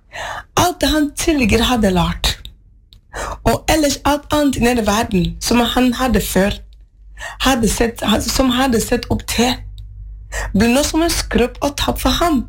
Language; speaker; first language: Norwegian; non-native, fluent; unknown